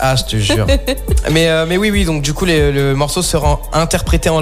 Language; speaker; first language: French; native; French